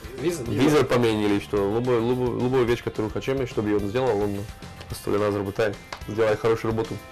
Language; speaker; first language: Russian; non-native, learner; Slovak